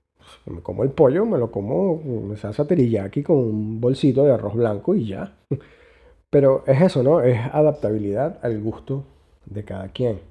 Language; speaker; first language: Spanish; native; Spanish